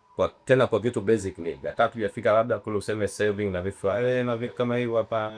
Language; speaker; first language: Swahili; native; Swahili